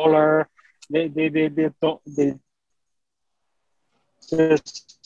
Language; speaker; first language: English; non-native, fluent; Chinese